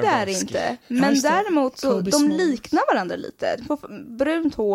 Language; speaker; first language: Swedish; native; Swedish